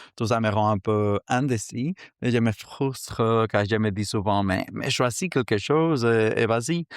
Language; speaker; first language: French; non-native, fluent; Spanish